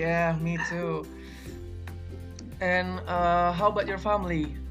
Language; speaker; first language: English; non-native, learner; Indonesian